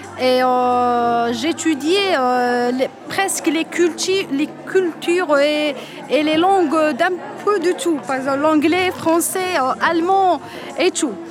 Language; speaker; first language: French; non-native, learner; Arabic